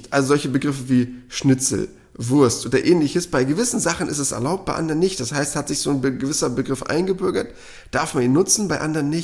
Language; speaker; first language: German; native; German